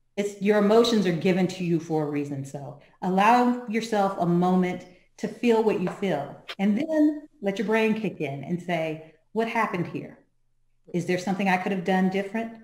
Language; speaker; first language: English; native; English